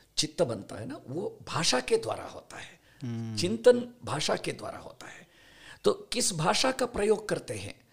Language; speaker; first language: Hindi; non-native, local second language; Kannada